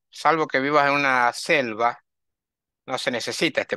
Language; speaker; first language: Spanish; native; Spanish